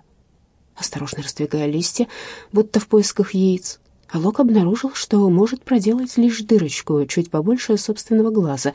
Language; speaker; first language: Russian; native; Russian